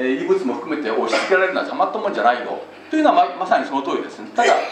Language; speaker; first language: Japanese; native; Japanese